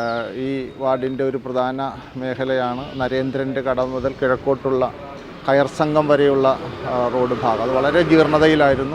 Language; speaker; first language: Malayalam; native; Malayalam